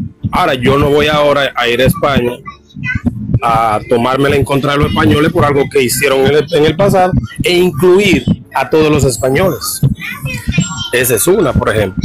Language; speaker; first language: Spanish; native; Spanish